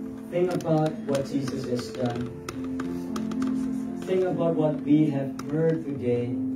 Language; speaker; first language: English; non-native, fluent; Indonesian